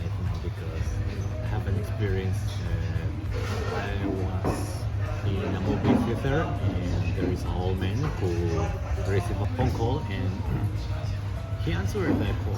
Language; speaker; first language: English; non-native, learner; Spanish